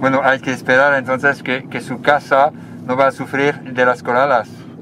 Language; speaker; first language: Spanish; non-native, fluent; French